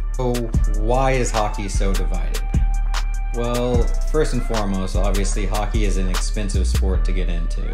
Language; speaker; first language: English; native; English